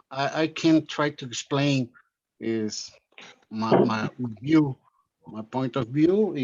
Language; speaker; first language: English; non-native, learner; Spanish